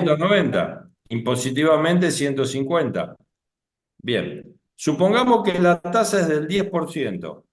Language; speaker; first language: Spanish; native; Spanish